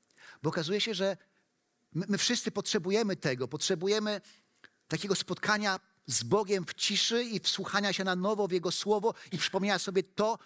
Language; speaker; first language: Polish; native; Polish